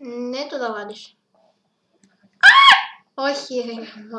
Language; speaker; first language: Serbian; early bilingual, heritage; Serbian